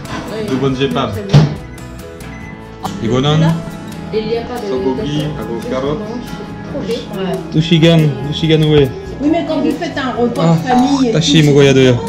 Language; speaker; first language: Korean; non-native, learner; French